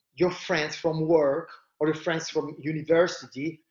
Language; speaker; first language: English; non-native, fluent; Italian